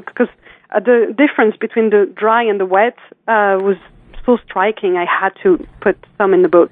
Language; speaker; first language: English; non-native, fluent; French